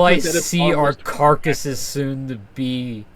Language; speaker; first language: English; native; English